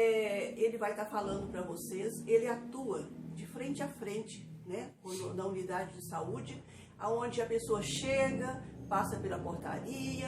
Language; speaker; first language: Portuguese; native; Portuguese